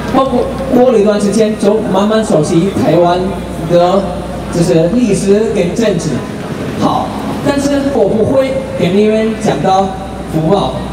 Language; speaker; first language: Chinese; non-native, fluent; Spanish